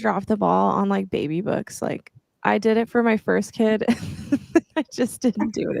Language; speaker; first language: English; native; English